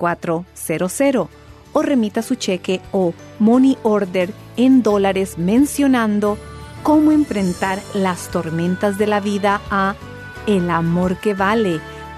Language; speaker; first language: Spanish; native; Spanish